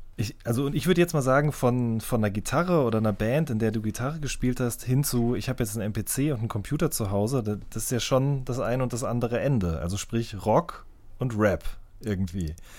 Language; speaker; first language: German; native; German